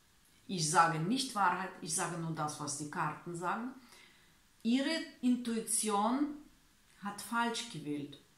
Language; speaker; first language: German; non-native, learner; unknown